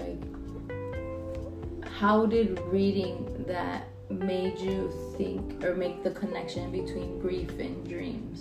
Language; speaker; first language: English; native; English